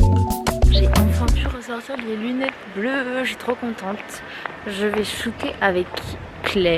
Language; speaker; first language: French; native; French